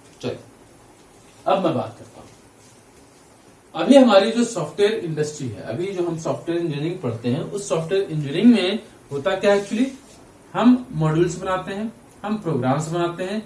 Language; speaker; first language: Hindi; native; Hindi